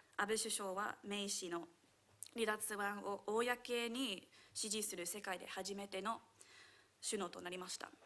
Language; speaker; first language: Japanese; non-native, fluent; English